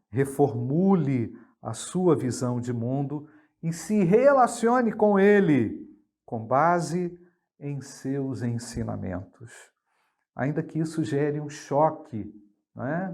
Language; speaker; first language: Portuguese; native; Portuguese